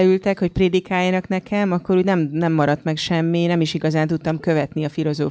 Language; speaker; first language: Hungarian; native; Hungarian